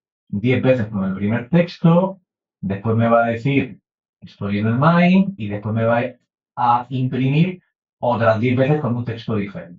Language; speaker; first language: Spanish; native; Spanish